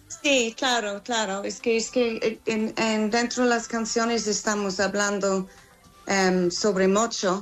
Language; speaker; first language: Spanish; non-native, fluent; English